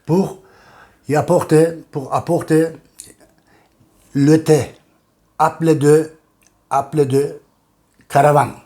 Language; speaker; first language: French; non-native, fluent; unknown